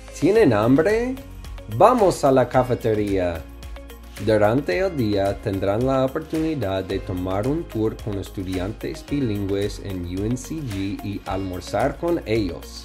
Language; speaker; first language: Spanish; non-native, fluent; English